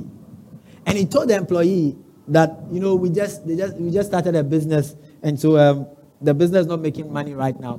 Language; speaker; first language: English; non-native, local second language; Ga